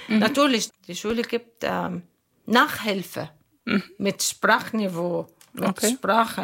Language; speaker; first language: German; non-native, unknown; Arabic